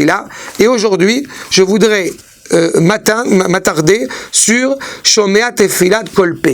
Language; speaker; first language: French; native; French